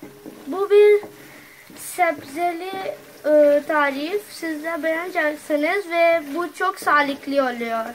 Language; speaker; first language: Turkish; non-native, learner; Urdu